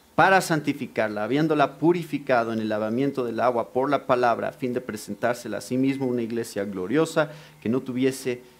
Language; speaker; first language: Spanish; native; Spanish